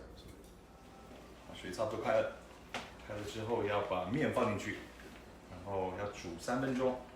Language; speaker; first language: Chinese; early bilingual, heritage; Chinese